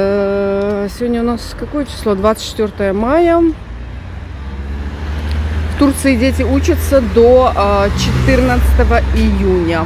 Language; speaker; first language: Russian; native; Russian